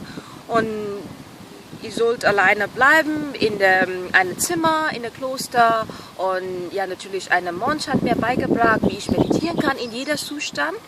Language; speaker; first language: German; non-native, fluent; Burmese